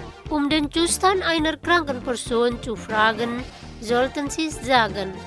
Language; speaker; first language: German; non-native, learner; Indonesian